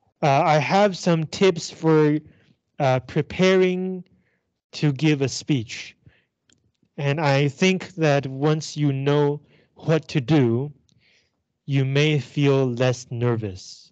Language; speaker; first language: English; non-native, fluent; Chinese